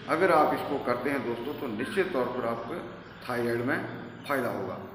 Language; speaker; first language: Hindi; native; Hindi